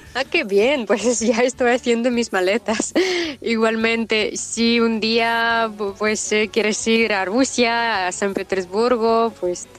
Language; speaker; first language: Spanish; non-native, fluent; Russian